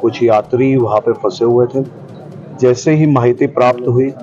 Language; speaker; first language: Hindi; non-native, local second language; Gujarati